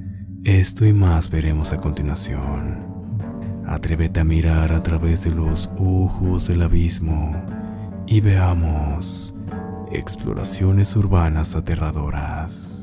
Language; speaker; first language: Spanish; native; Spanish